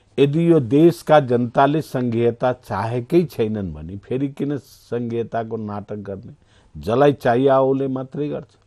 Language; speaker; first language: Nepali; non-native, local second language; Maithili